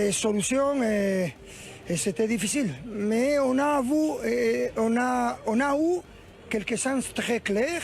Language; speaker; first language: French; non-native, learner; Spanish